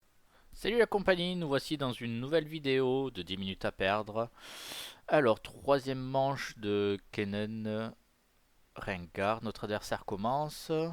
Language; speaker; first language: French; native; French